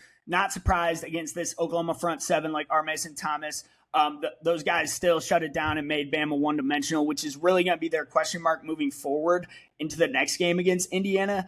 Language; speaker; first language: English; native; English